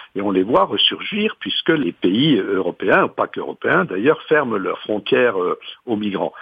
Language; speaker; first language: French; native; French